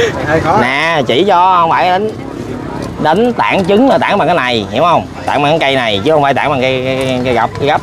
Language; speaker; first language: Vietnamese; native; Vietnamese